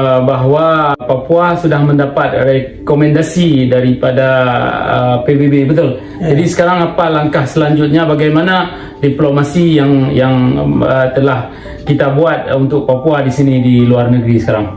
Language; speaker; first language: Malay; non-native, local second language; Achinese